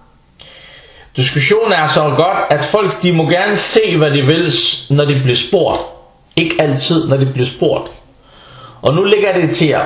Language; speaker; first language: Danish; early bilingual, other home language; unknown